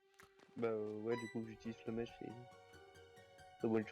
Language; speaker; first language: French; native; French